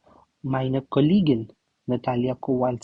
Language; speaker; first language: German; non-native, learner; Hindi